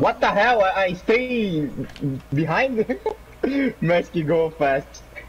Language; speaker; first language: English; non-native, learner; Portuguese